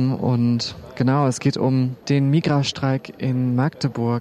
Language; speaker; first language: German; native; German